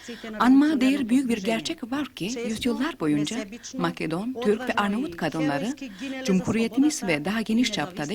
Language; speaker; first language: Turkish; native; Turkish